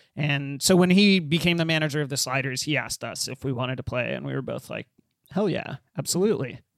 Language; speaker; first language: English; native; English